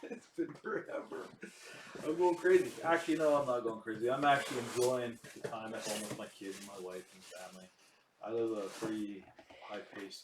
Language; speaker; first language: English; native; English